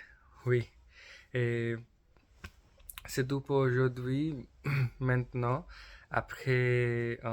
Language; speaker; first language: French; non-native, learner; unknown